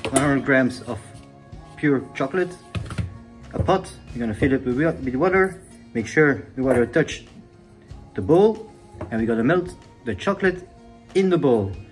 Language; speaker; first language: English; non-native, fluent; French